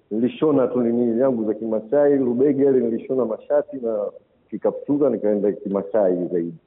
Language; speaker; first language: Swahili; native; Swahili